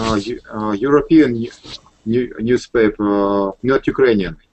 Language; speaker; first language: English; non-native, learner; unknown